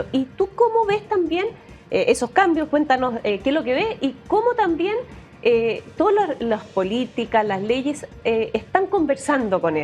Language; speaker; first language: Spanish; native; Spanish